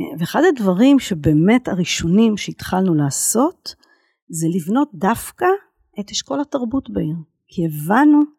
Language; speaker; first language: Hebrew; native; Hebrew